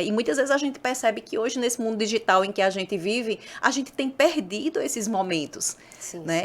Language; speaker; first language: Portuguese; native; Portuguese